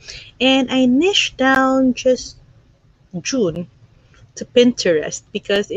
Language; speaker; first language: English; non-native, local second language; Filipino